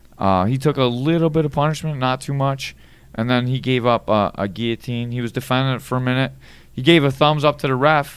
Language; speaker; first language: English; native; English